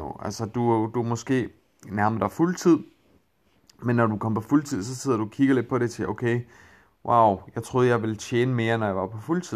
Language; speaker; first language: Danish; native; Danish